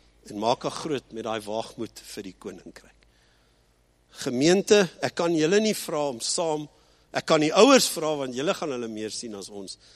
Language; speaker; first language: Afrikaans; early bilingual, heritage; Afrikaans